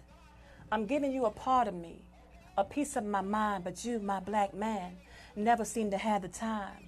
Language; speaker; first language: English; native; English